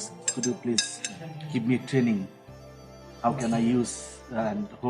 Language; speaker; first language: English; non-native, fluent; Bangla